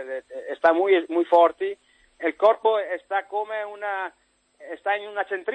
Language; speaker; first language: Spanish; non-native, learner; Italian